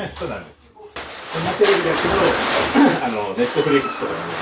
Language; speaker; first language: Japanese; native; Japanese